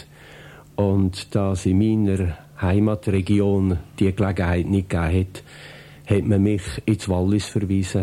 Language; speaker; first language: German; native; German